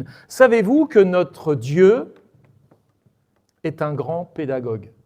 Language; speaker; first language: French; native; French